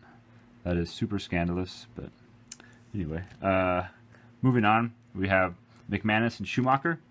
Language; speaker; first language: English; native; English